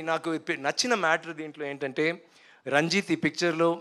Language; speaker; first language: Telugu; non-native, learner; Tamil